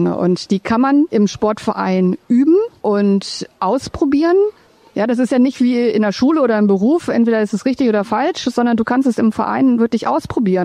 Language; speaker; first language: German; native; German